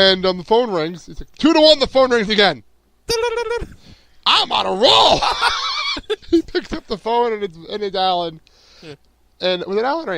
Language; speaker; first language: English; native; English